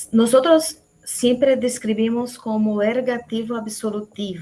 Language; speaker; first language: Spanish; non-native, fluent; Portuguese